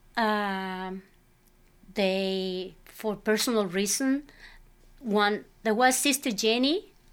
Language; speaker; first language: English; non-native, fluent; Spanish